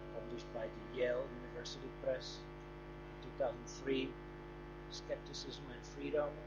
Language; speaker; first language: English; non-native, fluent; Czech